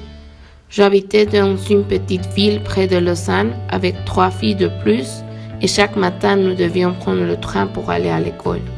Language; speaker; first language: French; non-native, learner; Spanish